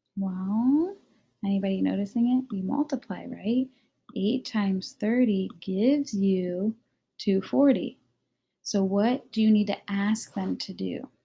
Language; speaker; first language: English; native; English